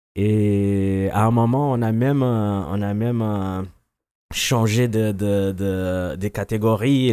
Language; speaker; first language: French; non-native, fluent; Portuguese